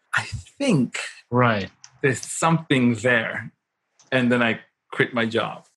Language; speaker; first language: English; non-native, local second language; Shona